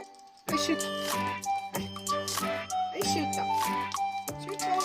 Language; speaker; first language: Japanese; native; Japanese